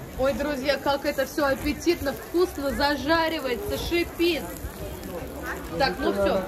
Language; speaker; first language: Russian; native; Russian